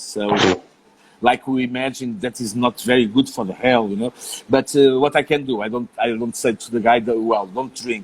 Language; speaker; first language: English; non-native, learner; Portuguese